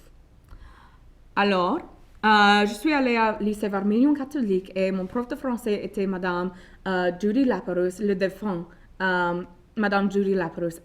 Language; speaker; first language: French; non-native, local second language; English